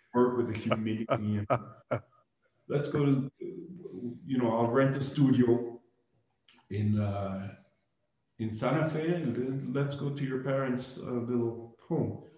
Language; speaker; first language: English; non-native, fluent; Spanish